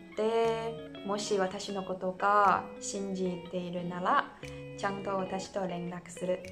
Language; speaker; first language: Japanese; non-native, learner; Chinese